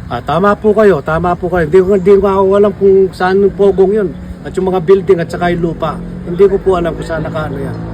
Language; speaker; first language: Filipino; native; Filipino